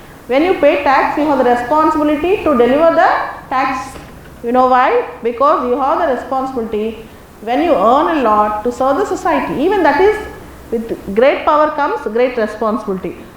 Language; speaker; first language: English; non-native, local second language; Telugu